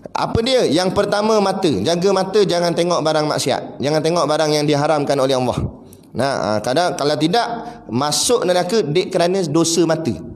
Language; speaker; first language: Malay; native; Malay